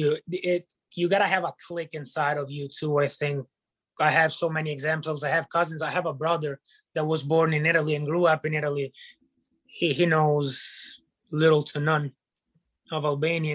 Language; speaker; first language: English; non-native, fluent; Italian